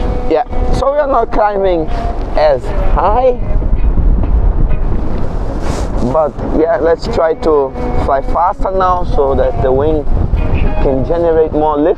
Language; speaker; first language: English; non-native, fluent; Portuguese